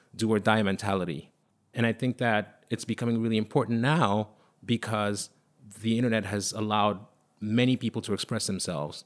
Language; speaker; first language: English; non-native, fluent; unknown